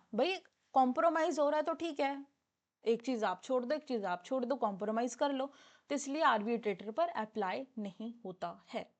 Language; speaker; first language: Hindi; non-native, local second language; Punjabi